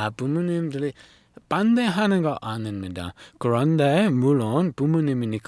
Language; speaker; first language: Korean; non-native, learner; English